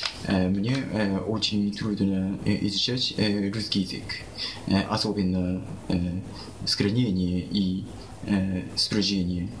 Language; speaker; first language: Russian; non-native, learner; Japanese